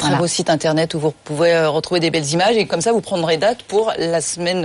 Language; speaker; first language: French; native; French